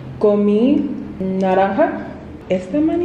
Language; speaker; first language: Spanish; non-native, learner; English